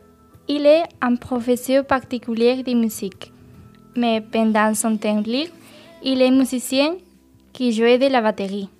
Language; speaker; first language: French; non-native, learner; Spanish